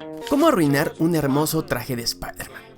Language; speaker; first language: Spanish; native; Spanish